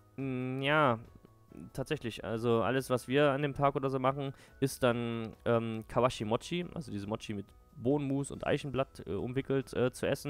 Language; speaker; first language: German; native; German